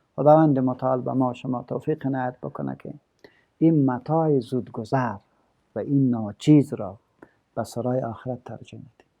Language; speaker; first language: Persian; native; Persian